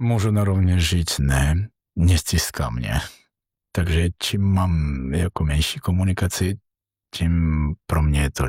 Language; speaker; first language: Czech; non-native, fluent; Georgian